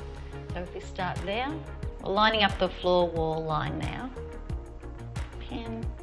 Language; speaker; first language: English; native; English